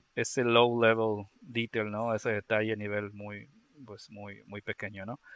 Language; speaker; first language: Spanish; native; Spanish